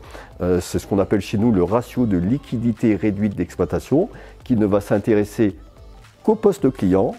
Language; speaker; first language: French; native; French